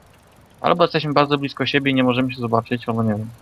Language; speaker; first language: Polish; native; Polish